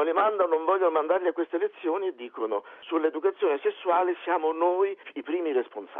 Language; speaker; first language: Italian; native; Italian